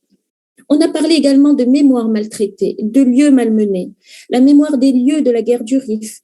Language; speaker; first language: French; native; French